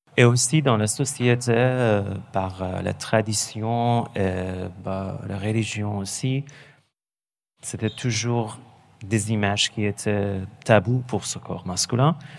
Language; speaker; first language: French; non-native, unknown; Persian